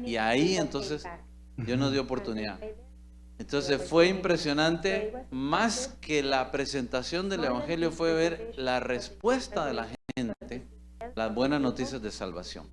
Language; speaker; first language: Spanish; native; Spanish